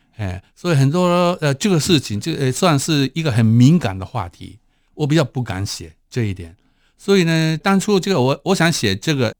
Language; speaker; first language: Chinese; non-native, fluent; Japanese